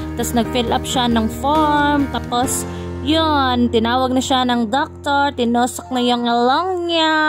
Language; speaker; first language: Filipino; non-native, local second language; Cebuano